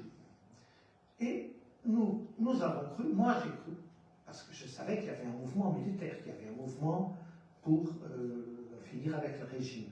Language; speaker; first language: French; non-native, fluent; Portuguese